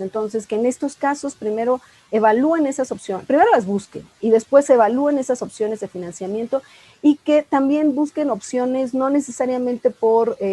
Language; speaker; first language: Spanish; native; Spanish